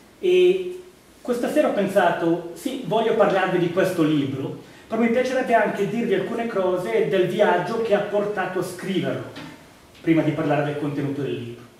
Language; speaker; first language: Italian; native; Italian